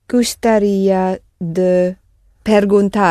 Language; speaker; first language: Portuguese; non-native, learner; English